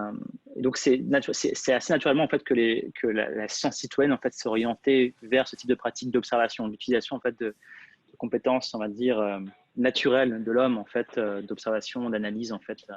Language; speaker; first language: French; native; French